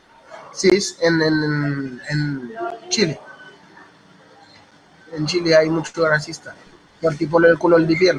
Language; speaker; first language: Spanish; non-native, learner; Haitian Creole